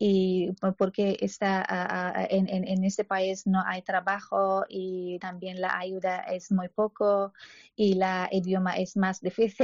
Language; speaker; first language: Spanish; non-native, learner; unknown